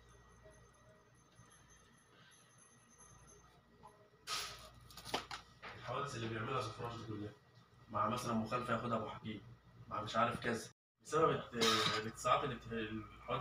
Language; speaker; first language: Arabic; native; Arabic